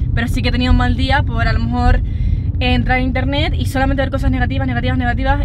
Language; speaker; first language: Spanish; non-native, local second language; German